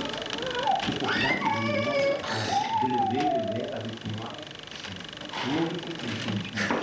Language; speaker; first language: French; non-native, fluent; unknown